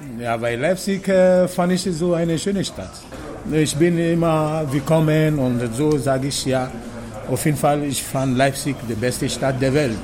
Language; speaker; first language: German; non-native, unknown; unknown